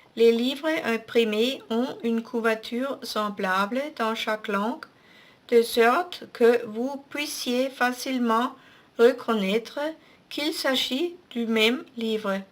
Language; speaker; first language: French; non-native, fluent; German